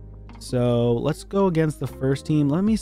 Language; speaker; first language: English; native; English